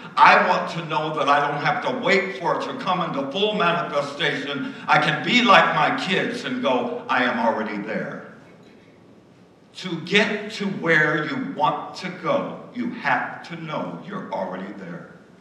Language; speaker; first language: English; native; English